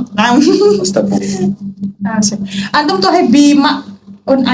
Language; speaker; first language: Arabic; non-native, learner; Indonesian